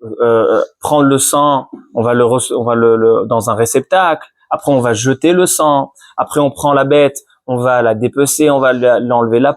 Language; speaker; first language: French; native; French